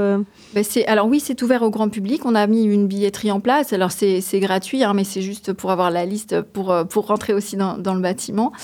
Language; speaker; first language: French; native; French